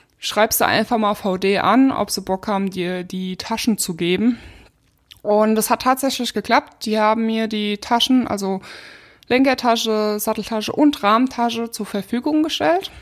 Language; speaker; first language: German; native; German